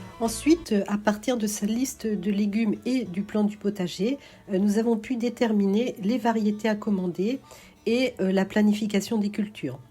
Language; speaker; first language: French; native; French